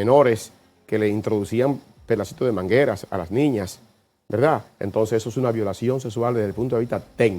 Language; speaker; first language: Spanish; native; Spanish